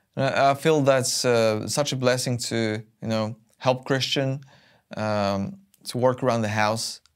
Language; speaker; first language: English; non-native, fluent; Polish